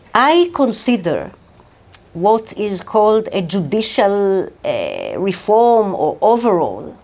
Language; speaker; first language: English; non-native, fluent; Hebrew